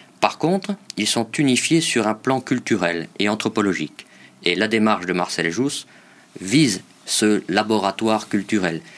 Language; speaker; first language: French; native; French